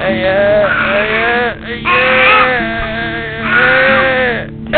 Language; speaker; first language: Chinese; native; Chinese